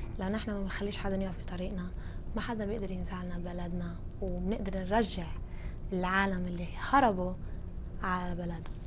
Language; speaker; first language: Arabic; early bilingual, other home language; English